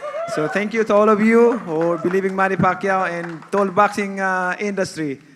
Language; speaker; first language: English; non-native, local second language; Cebuano